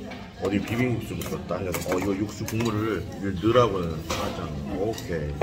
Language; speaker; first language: Korean; native; Korean